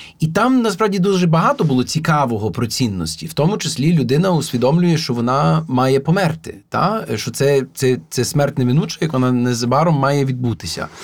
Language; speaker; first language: Ukrainian; native; Ukrainian